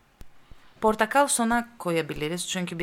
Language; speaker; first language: Turkish; non-native, learner; Greek